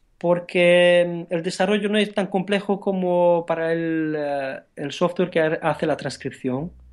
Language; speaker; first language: Spanish; non-native, fluent; Romanian